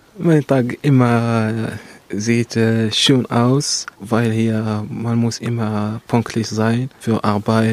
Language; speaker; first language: German; non-native, learner; Arabic